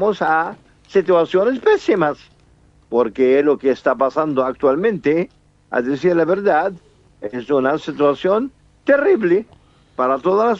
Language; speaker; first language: Spanish; non-native, fluent; Arabic